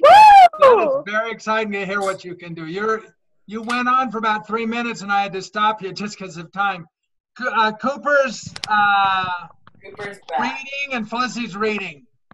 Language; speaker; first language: English; native; English